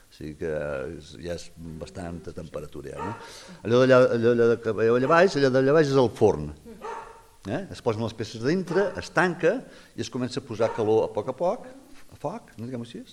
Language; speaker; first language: Catalan; native; Catalan